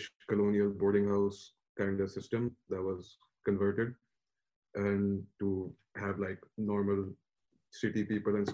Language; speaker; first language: English; non-native, local second language; Urdu